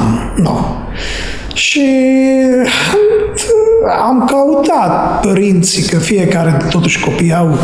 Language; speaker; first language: Romanian; non-native, fluent; Hungarian